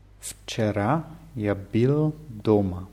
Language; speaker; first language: Russian; non-native, learner; German